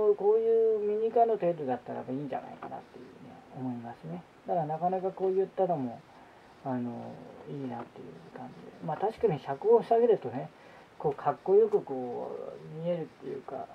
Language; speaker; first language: Japanese; native; Japanese